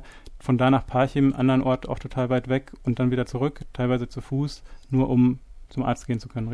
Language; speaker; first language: German; native; German